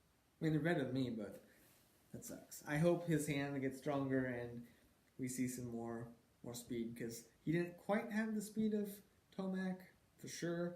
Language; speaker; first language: English; native; English